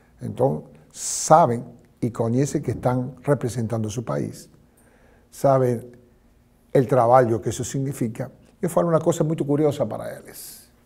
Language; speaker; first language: Spanish; native; Spanish